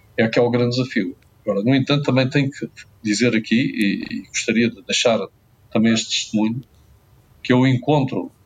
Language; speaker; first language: Portuguese; native; Portuguese